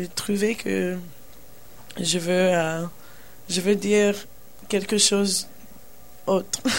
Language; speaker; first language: French; non-native, learner; English